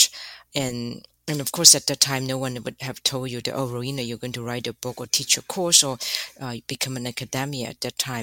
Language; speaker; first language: English; non-native, fluent; Chinese